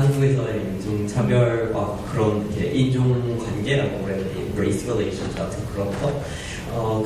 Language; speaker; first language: Korean; non-native, fluent; English